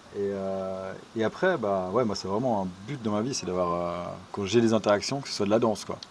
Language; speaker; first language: French; native; French